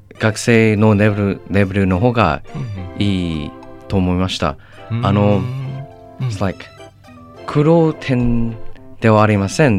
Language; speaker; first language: Japanese; non-native, learner; English